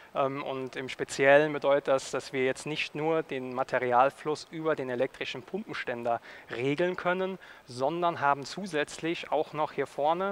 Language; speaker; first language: German; native; German